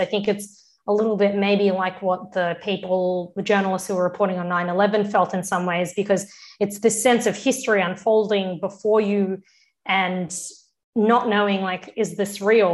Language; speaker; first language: English; early bilingual, other home language; Russian